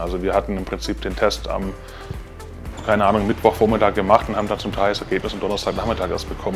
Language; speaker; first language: German; native; German